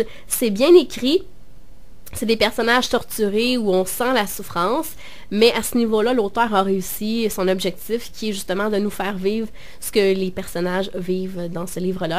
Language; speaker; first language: French; native; French